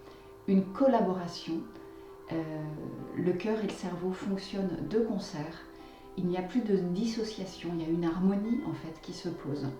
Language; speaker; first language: French; native; French